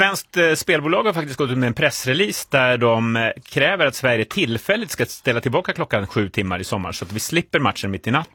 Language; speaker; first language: Swedish; native; Swedish